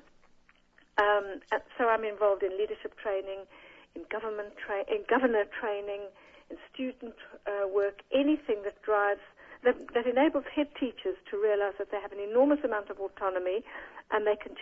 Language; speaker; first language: English; native; English